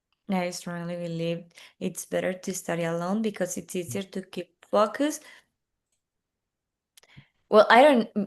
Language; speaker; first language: English; non-native, learner; Spanish